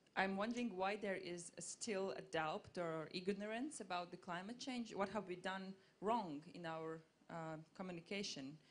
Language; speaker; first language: English; non-native, fluent; Latvian